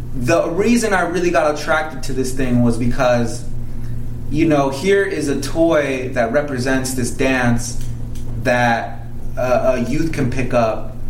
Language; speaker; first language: English; early bilingual, other home language; Spanish